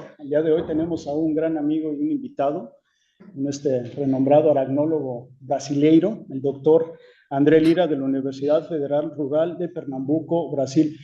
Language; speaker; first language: Spanish; native; Spanish